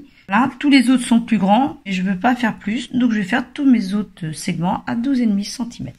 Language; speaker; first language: French; native; French